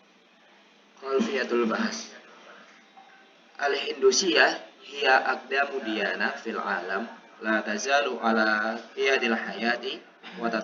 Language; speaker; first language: Arabic; non-native, learner; Indonesian